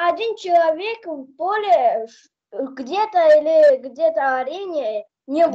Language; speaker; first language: Russian; non-native, local second language; Azerbaijani